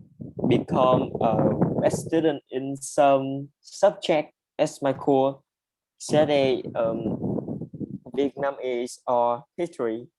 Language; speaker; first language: English; non-native, learner; Vietnamese